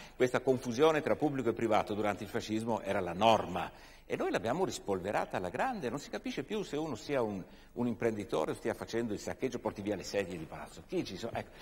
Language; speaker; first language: Italian; native; Italian